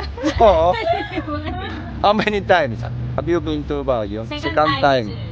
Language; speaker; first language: English; non-native, learner; Japanese